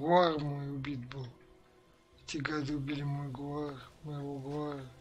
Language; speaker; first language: Russian; native; Russian